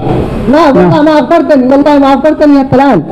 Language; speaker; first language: Arabic; non-native, learner; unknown